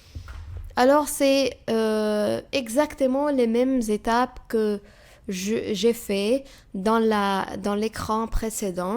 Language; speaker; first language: French; non-native, fluent; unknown